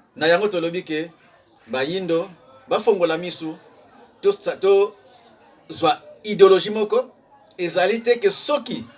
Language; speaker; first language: Lingala; non-native, local second language; Kongo